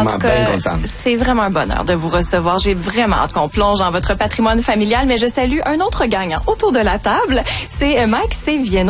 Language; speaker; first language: French; native; French